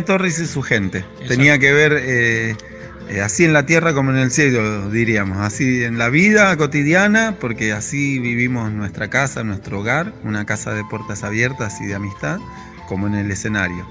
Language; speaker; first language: Spanish; native; Spanish